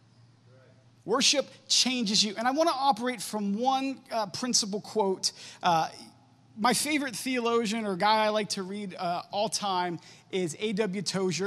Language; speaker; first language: English; native; English